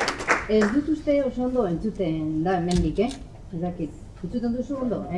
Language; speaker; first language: Basque; non-native, local second language; French